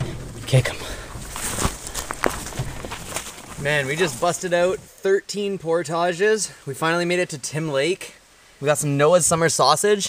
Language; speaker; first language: English; native; English